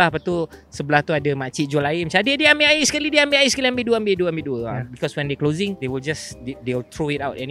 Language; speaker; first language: English; non-native, local second language; Malay